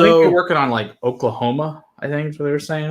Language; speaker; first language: English; native; English